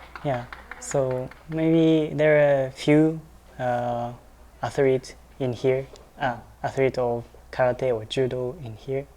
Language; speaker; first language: English; non-native, learner; Japanese